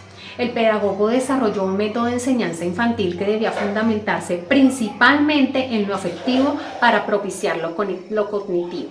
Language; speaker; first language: Spanish; native; Spanish